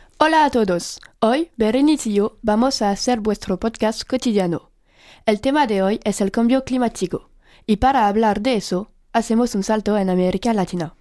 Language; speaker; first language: Spanish; non-native, learner; French